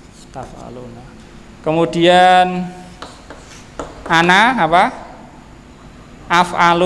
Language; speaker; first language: Arabic; non-native, fluent; Indonesian